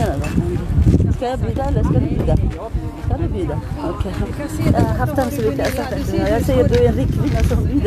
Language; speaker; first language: Swedish; non-native, learner; Tigrinya